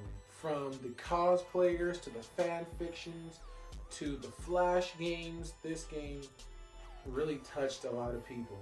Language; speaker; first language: English; native; English